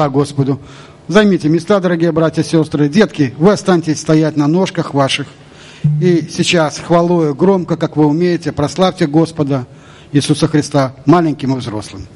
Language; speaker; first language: Russian; native; Russian